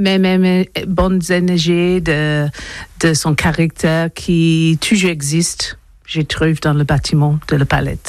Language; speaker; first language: French; non-native, learner; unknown